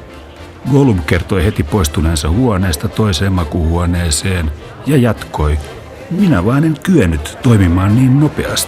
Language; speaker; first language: Finnish; native; Finnish